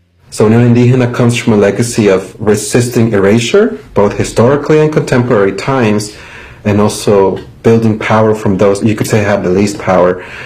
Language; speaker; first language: English; early bilingual, other home language; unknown